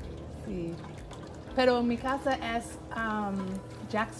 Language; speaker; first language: Spanish; non-native, learner; English